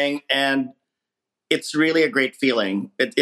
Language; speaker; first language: English; non-native, local second language; Filipino